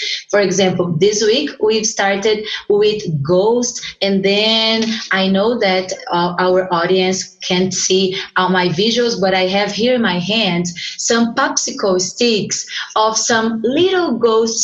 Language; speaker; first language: English; non-native, fluent; Portuguese